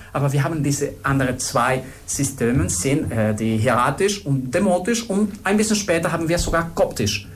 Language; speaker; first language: German; non-native, fluent; Spanish